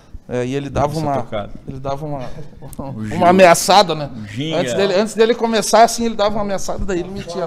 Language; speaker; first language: Portuguese; native; Portuguese